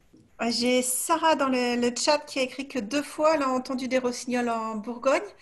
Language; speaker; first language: French; native; French